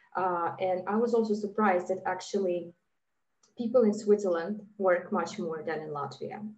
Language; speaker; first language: English; non-native, fluent; Latvian